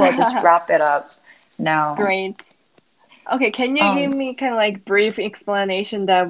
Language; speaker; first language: English; non-native, fluent; Korean